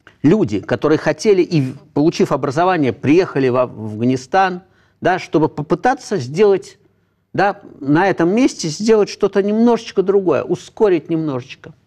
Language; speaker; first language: Russian; native; Russian